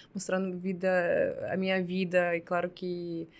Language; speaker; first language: Portuguese; non-native, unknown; Russian